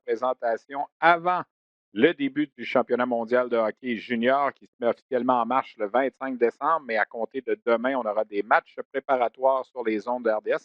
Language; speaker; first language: French; native; French